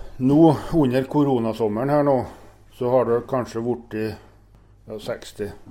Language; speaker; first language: Norwegian; native; Norwegian